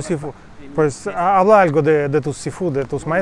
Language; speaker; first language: Spanish; non-native, fluent; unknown